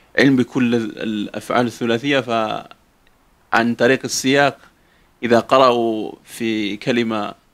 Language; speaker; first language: Arabic; non-native, fluent; Spanish